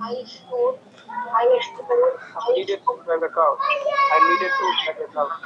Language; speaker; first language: English; non-native, learner; Bangla